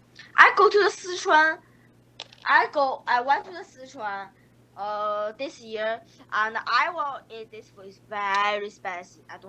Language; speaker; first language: English; non-native, learner; Chinese